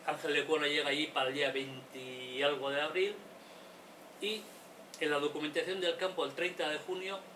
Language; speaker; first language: Spanish; non-native, local second language; Basque